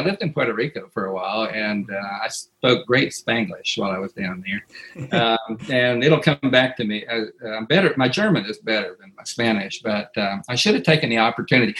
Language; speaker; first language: English; native; English